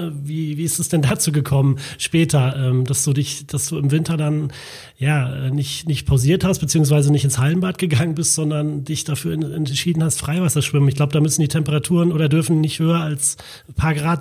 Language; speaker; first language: German; native; German